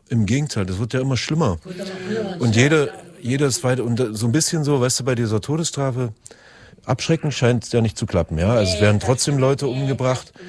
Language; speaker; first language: German; native; German